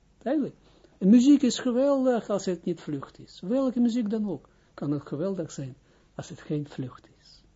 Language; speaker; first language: Dutch; non-native, fluent; Hebrew